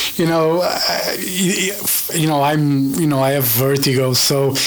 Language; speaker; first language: English; non-native, fluent; Portuguese